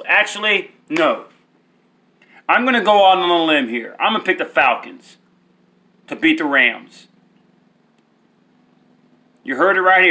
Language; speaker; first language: English; native; English